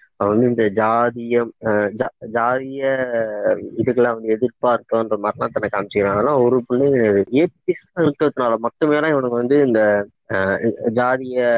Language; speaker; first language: Tamil; native; Tamil